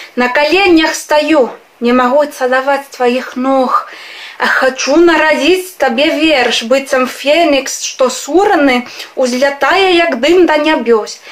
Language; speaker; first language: Belarusian; non-native, fluent; Spanish